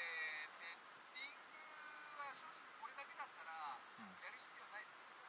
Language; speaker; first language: Japanese; native; Japanese